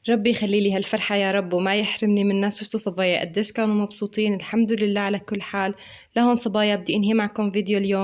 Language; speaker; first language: Arabic; native; Arabic